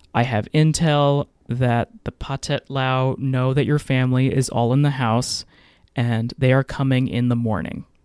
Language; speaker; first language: English; native; English